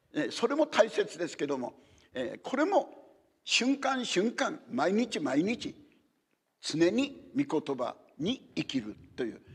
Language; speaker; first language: Japanese; native; Japanese